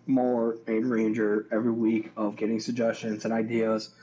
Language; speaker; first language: English; native; English